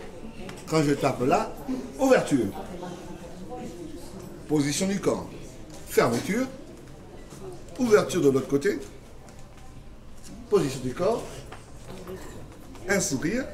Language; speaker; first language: French; native; French